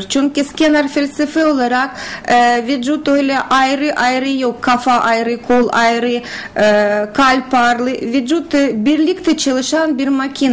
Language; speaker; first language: Turkish; non-native, learner; Russian